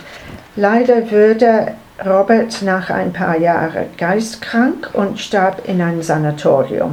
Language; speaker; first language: German; non-native, learner; English